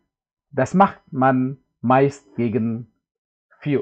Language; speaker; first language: German; non-native, fluent; Indonesian